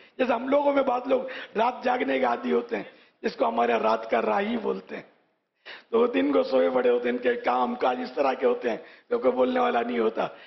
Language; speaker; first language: Urdu; native; Urdu